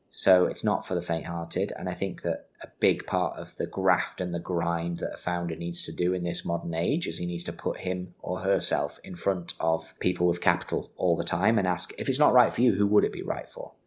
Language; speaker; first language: English; native; English